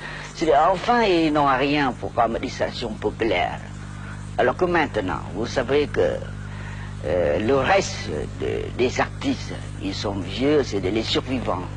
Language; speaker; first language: French; non-native, local second language; Khmer